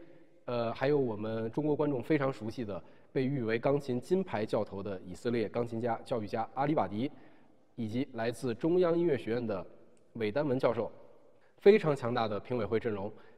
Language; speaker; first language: Chinese; native; Chinese